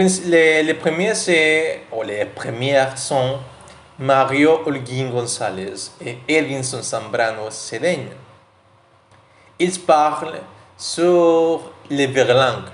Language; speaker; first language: French; non-native, learner; Spanish